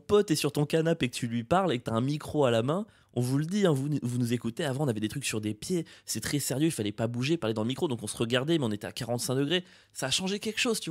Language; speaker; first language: French; native; French